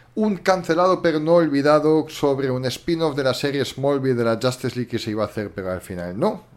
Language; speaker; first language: Spanish; early bilingual, other home language; German